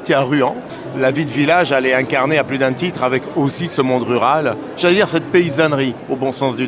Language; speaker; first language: French; native; French